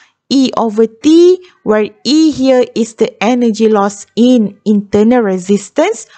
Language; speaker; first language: English; non-native, local second language; Malay